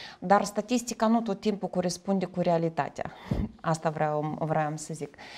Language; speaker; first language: Romanian; native; Romanian